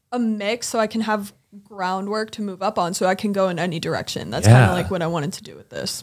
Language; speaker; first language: English; native; English